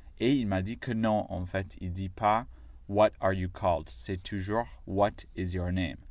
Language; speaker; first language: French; non-native, fluent; English